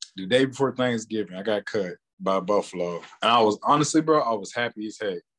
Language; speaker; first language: English; native; English